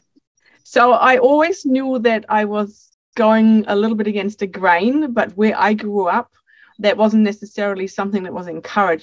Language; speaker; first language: English; non-native, fluent; German